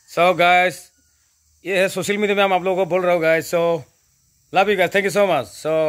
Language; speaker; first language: Hindi; non-native, local second language; Assamese